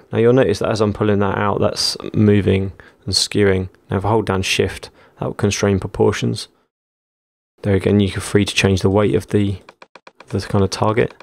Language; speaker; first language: English; native; English